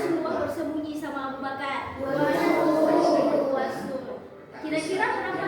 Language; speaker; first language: Indonesian; native; Indonesian